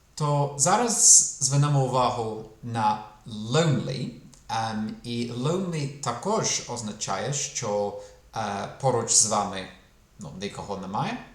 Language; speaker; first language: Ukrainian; non-native, fluent; English